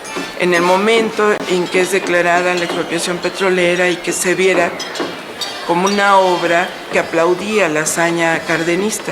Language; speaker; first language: Spanish; native; Spanish